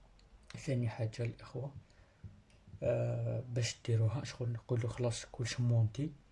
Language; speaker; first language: Arabic; native; Arabic